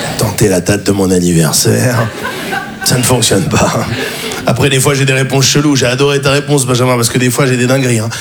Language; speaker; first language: French; native; French